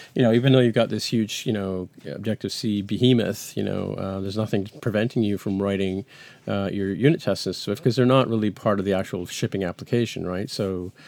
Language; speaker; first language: English; native; English